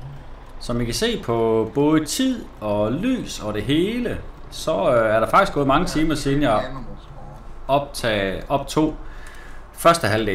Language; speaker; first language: Danish; native; Danish